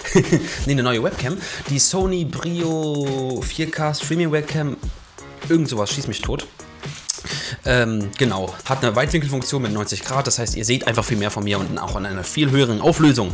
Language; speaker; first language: German; native; German